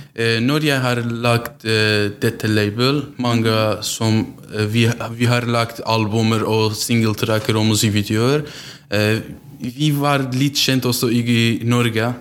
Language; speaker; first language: Norwegian; non-native, learner; Central Kurdish